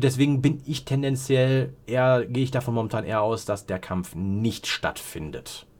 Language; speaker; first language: German; native; German